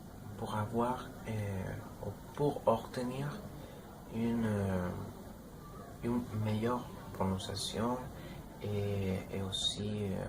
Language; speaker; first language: French; non-native, learner; Spanish